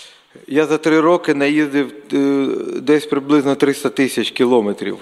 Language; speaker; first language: Czech; non-native, learner; Ukrainian